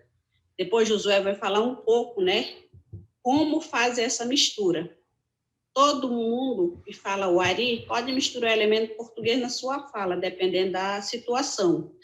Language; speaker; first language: Portuguese; non-native, local second language; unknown